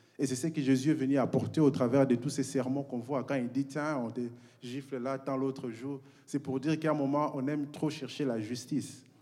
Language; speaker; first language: French; non-native, local second language; Lingala